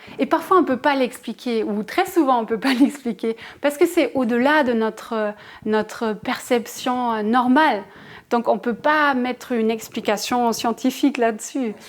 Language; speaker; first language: French; non-native, fluent; German